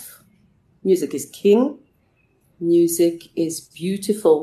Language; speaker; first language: English; non-native, local second language; Zulu